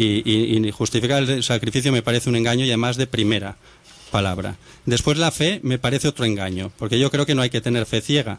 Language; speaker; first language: Spanish; native; Spanish